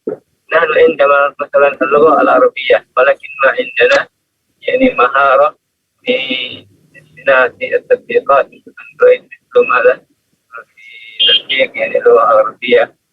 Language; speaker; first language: Arabic; non-native, fluent; Indonesian